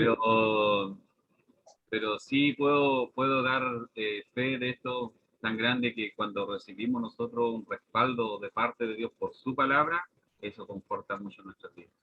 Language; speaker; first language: Spanish; native; Spanish